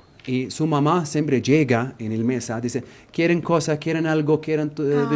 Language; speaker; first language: Spanish; non-native, learner; Arabic